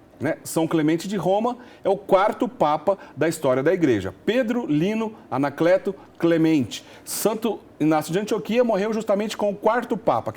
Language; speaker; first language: Portuguese; native; Portuguese